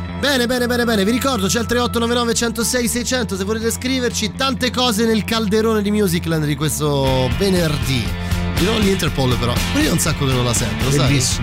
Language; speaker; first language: Italian; native; Italian